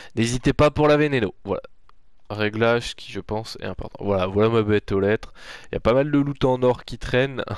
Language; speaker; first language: French; native; French